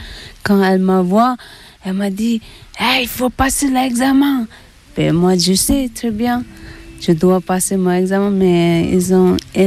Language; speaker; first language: French; non-native, learner; Tibetan